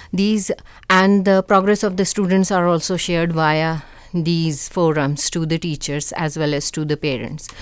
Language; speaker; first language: English; non-native, local second language; Urdu